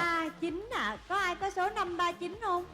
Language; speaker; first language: Vietnamese; native; Vietnamese